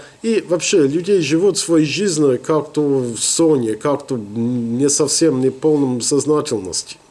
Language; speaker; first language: Russian; non-native, learner; English